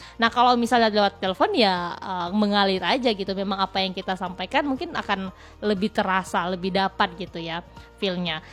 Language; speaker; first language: Indonesian; native; Indonesian